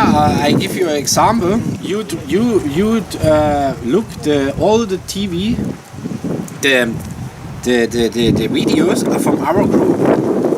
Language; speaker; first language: English; non-native, learner; German